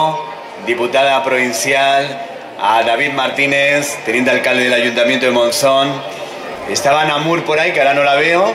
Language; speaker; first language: Spanish; native; Spanish